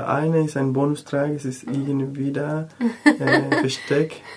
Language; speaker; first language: German; non-native, learner; Spanish